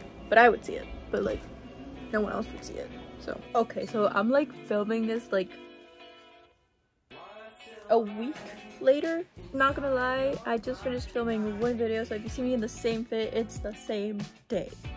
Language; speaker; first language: English; early bilingual, other home language; Spanish